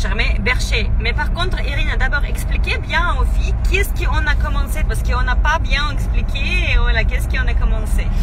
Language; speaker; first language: French; non-native, fluent; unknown